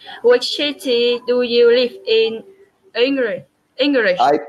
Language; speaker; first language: English; non-native, learner; Vietnamese